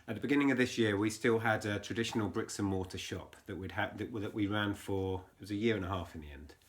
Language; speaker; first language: English; native; English